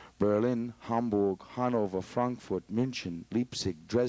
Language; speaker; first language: German; non-native, learner; English